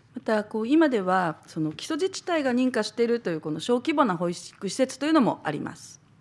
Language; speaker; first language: Japanese; native; Japanese